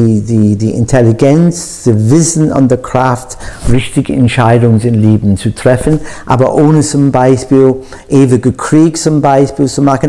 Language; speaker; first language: German; non-native, fluent; English